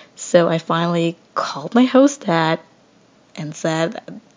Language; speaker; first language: English; non-native, fluent; German